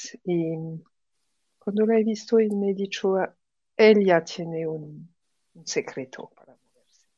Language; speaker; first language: Spanish; non-native, fluent; French